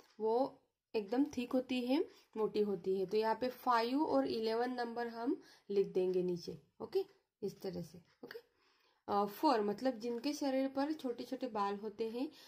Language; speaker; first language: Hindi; non-native, local second language; Marathi